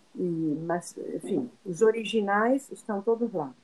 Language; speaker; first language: Portuguese; non-native, fluent; Spanish